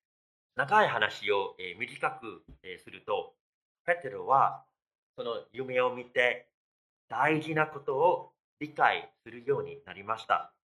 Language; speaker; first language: Japanese; non-native, fluent; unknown